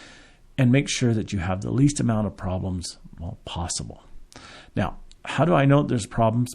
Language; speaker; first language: English; native; English